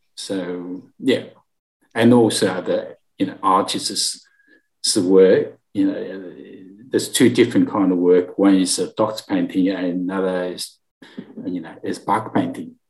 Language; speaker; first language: English; non-native, learner; Chinese